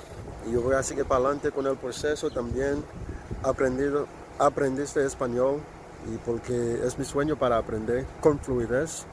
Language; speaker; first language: Spanish; non-native, learner; Haitian Creole